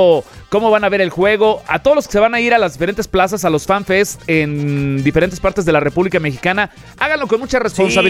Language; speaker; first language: Spanish; native; Spanish